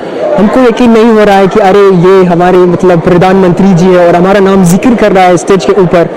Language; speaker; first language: Hindi; non-native, fluent; Hausa